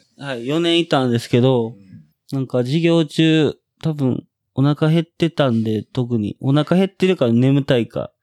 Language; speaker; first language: Japanese; native; Japanese